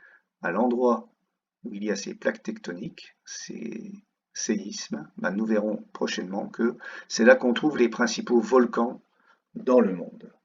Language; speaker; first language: French; native; French